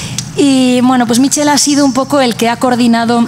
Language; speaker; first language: Spanish; native; Spanish